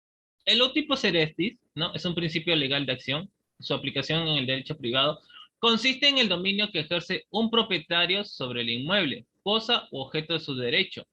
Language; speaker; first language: Spanish; native; Spanish